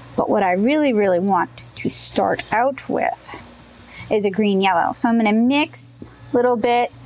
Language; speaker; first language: English; native; English